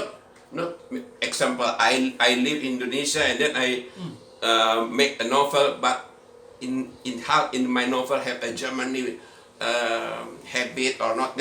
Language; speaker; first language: English; non-native, learner; Indonesian